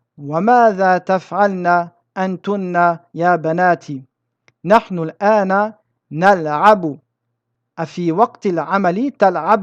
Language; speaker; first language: Arabic; non-native, fluent; French